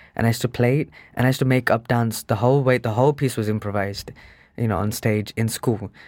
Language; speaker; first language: English; native; English